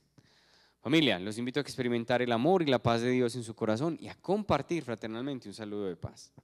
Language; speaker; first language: Spanish; native; Spanish